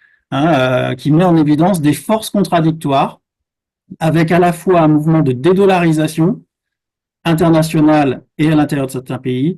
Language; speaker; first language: French; native; French